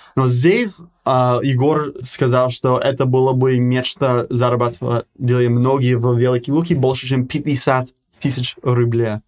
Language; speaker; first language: Russian; non-native, fluent; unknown